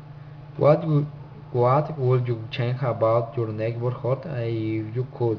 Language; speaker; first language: English; non-native, learner; Spanish